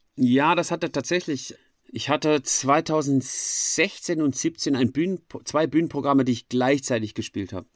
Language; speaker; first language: German; native; German